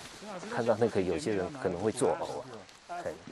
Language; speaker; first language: Chinese; native; Chinese